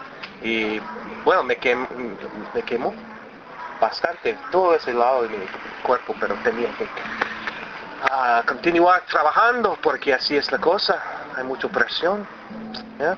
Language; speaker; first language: Spanish; early bilingual, other home language; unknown